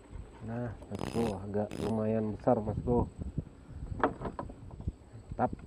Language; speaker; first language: Indonesian; native; Indonesian